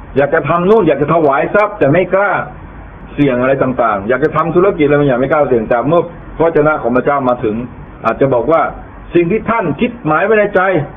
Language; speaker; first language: Thai; native; Thai